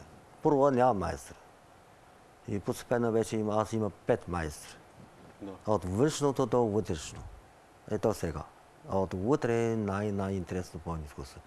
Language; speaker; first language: Bulgarian; non-native, learner; Chinese